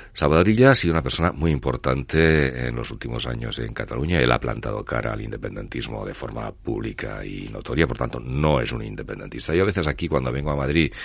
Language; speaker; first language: Spanish; non-native, local second language; Catalan